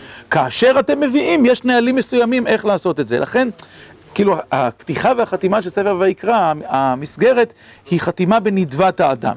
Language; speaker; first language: Hebrew; native; Hebrew